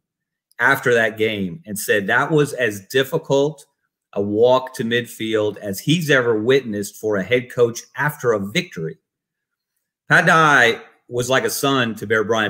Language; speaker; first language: English; native; English